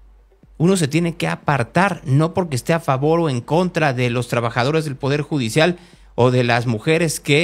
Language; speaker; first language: Spanish; native; Spanish